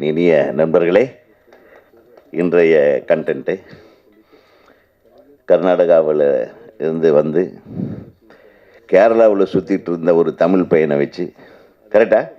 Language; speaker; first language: Tamil; native; Tamil